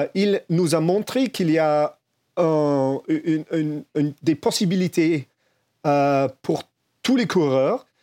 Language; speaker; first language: French; non-native, fluent; English